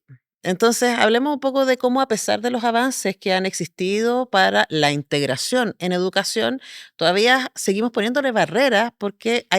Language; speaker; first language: Spanish; native; Spanish